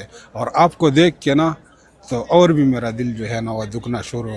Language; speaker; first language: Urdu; non-native, fluent; Pashto